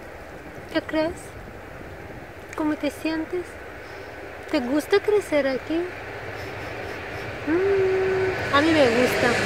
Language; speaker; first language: Spanish; non-native, learner; Russian